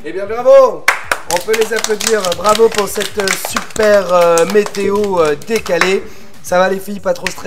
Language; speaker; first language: French; native; French